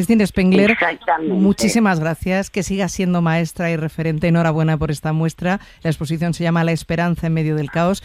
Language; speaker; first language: Spanish; native; Spanish